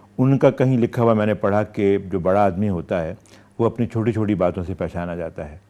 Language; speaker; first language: Urdu; native; Urdu